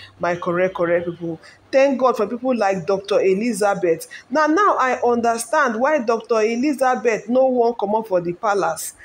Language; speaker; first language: Nigerian Pidgin; non-native, local second language; Yoruba